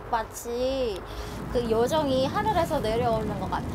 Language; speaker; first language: Korean; non-native, fluent; Indonesian